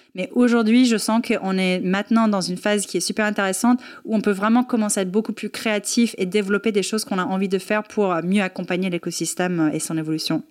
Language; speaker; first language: French; non-native, fluent; English